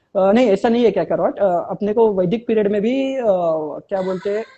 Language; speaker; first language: Hindi; non-native, local second language; Marathi